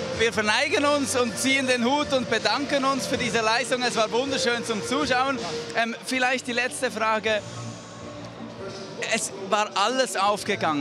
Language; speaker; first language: German; native; German